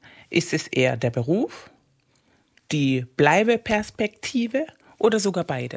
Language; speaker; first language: German; native; German